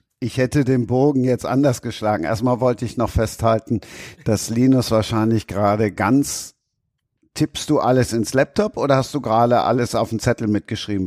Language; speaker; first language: German; native; German